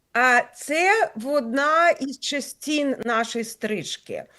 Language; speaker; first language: Ukrainian; non-native, local second language; Russian